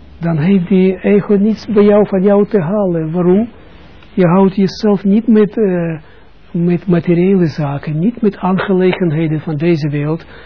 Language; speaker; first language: Dutch; non-native, fluent; Russian